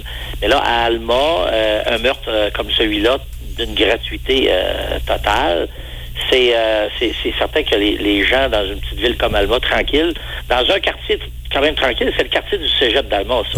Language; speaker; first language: French; native; French